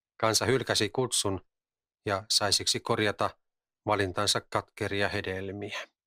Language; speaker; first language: Finnish; native; Finnish